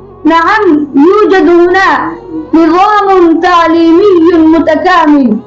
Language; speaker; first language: Arabic; non-native, learner; Urdu